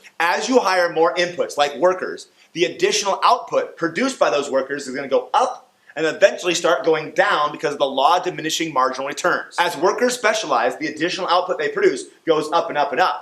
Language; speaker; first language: English; native; English